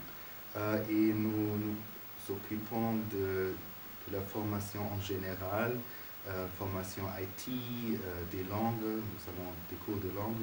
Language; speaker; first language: French; non-native, fluent; German